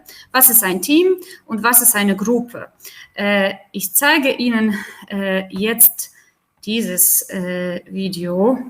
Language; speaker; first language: German; non-native, fluent; Polish